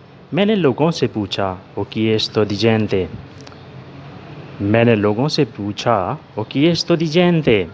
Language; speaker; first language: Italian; non-native, learner; Urdu